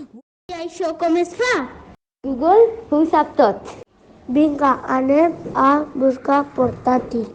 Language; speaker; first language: Catalan; non-native, learner; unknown